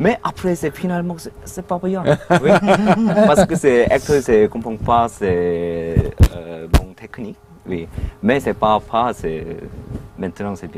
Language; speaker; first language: French; non-native, learner; Korean